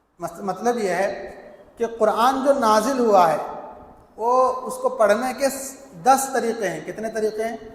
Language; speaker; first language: Urdu; native; Urdu